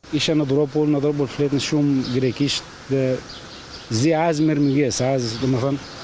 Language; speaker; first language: Albanian; non-native, learner; Arabic